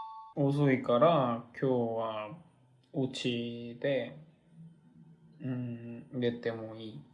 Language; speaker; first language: Japanese; non-native, learner; Korean